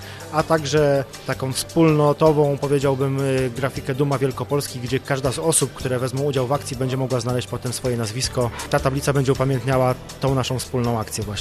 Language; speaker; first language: Polish; native; Polish